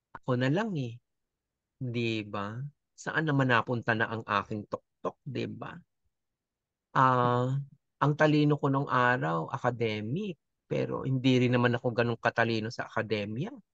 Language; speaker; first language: Filipino; native; Filipino